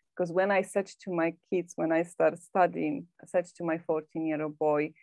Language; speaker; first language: English; non-native, fluent; Polish